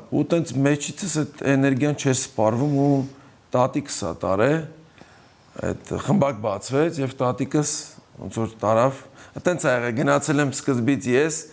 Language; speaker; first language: Armenian; early bilingual, heritage; Armenian